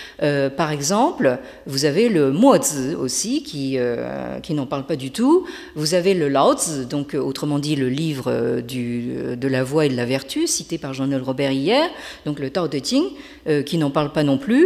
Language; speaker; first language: French; native; French